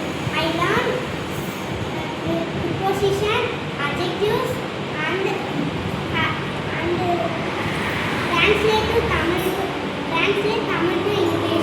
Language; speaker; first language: English; non-native, learner; Tamil